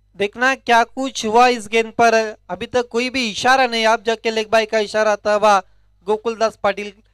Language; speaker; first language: Hindi; non-native, local second language; Marathi